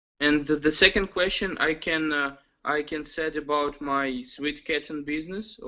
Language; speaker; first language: English; non-native, learner; Ukrainian